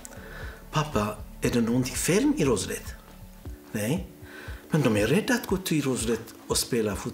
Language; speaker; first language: Swedish; non-native, fluent; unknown